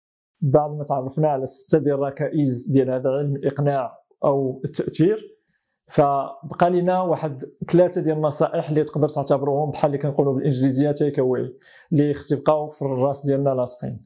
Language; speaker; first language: Arabic; native; Arabic